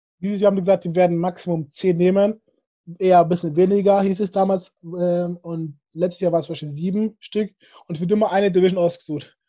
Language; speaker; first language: German; early bilingual, other home language; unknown